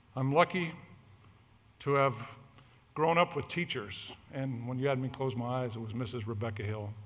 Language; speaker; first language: English; native; English